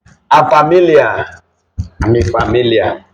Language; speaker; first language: Spanish; non-native, learner; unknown